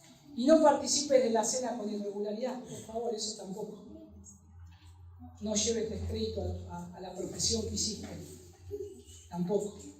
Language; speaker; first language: Spanish; native; Spanish